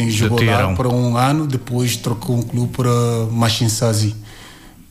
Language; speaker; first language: Portuguese; non-native, learner; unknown